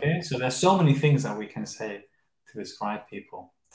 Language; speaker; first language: English; non-native, fluent; Spanish